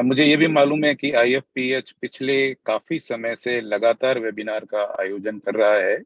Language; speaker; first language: Hindi; native; Hindi